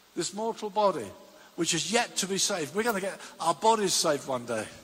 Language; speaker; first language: English; native; English